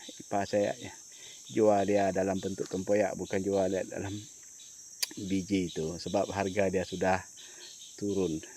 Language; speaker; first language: Malay; non-native, local second language; Iban